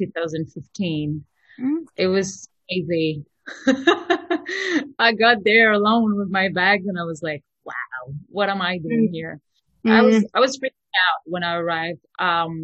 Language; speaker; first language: English; non-native, fluent; French